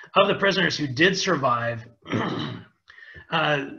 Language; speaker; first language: English; native; English